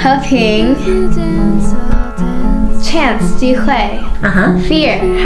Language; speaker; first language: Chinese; non-native, learner; English